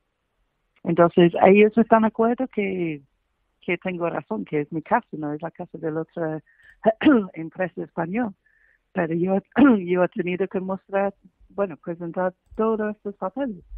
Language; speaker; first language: Spanish; non-native, fluent; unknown